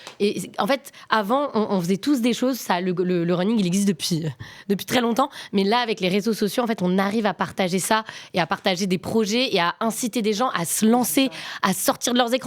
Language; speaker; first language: French; native; French